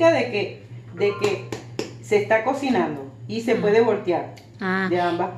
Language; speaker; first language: Spanish; native; Spanish